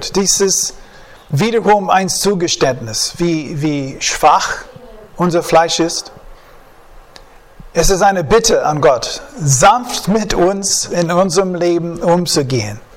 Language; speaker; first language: German; non-native, fluent; English